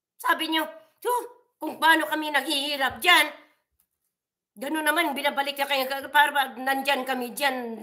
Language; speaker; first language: Filipino; non-native, local second language; Cebuano